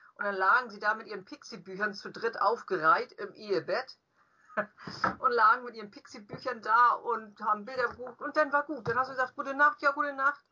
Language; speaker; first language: German; native; German